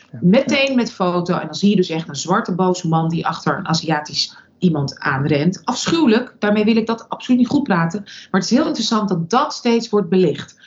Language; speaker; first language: Dutch; early bilingual, other home language; Russian